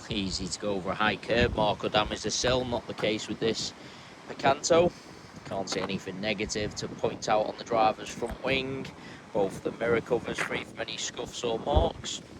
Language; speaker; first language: English; native; English